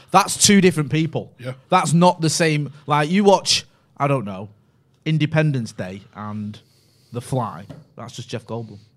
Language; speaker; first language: English; native; English